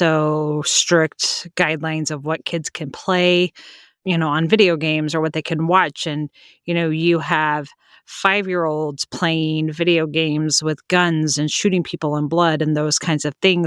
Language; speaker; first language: English; native; English